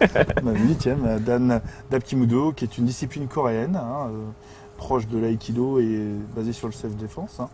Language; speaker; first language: French; native; French